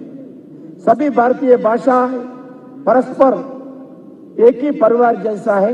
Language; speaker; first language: Hindi; non-native, local second language; Telugu